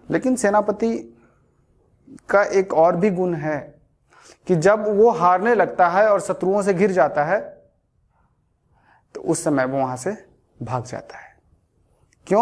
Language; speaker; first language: Hindi; native; Hindi